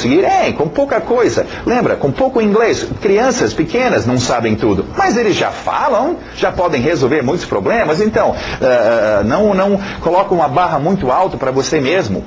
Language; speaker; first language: Portuguese; native; Portuguese